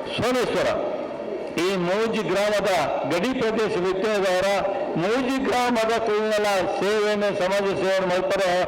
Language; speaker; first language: Kannada; non-native, local second language; Tulu